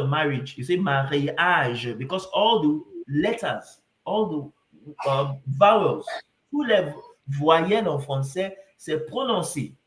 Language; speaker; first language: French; non-native, fluent; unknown